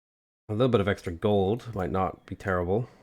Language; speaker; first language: English; native; English